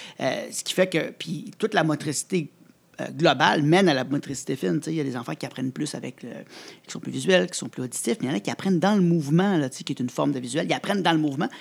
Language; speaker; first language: French; native; French